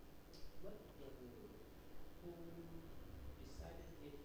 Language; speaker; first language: English; non-native, learner; Vietnamese